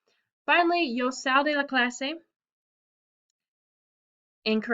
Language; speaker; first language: Spanish; non-native, fluent; English